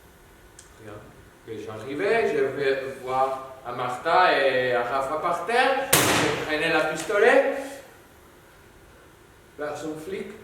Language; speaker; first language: French; non-native, learner; Spanish